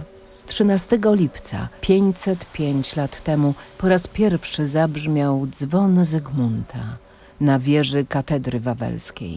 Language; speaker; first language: Polish; native; Polish